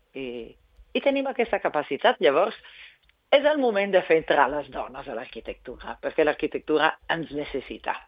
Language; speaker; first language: Catalan; non-native, fluent; Italian